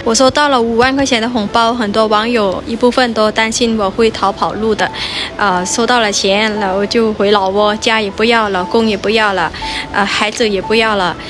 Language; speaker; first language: Chinese; non-native, fluent; Lao